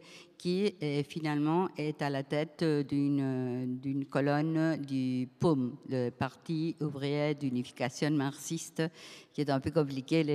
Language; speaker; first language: French; non-native, fluent; Spanish